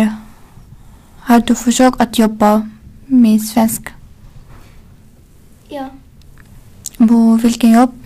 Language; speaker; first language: Swedish; non-native, learner; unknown